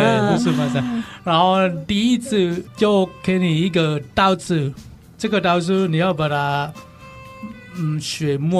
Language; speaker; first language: Chinese; non-native, learner; Balinese